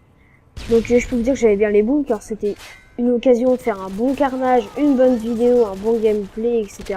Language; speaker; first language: French; native; French